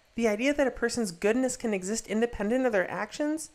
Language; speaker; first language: English; native; English